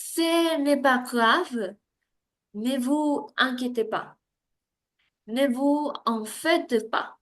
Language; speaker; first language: French; non-native, learner; Spanish